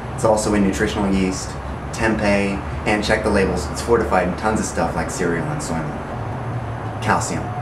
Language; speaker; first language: English; native; English